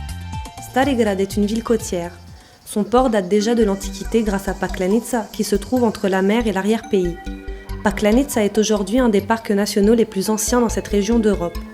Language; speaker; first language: French; native; French